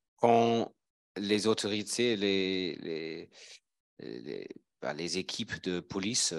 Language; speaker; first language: French; non-native, fluent; German